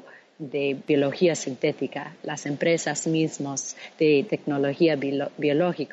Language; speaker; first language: Spanish; non-native, fluent; English